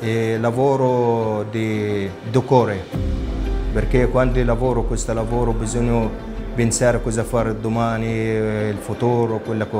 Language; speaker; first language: Italian; non-native, learner; Arabic